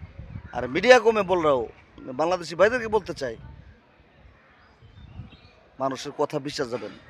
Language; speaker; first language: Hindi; non-native, learner; Bangla